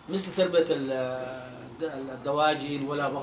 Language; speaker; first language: Arabic; native; Arabic